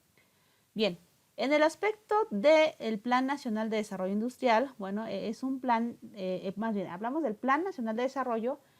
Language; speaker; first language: Spanish; native; Spanish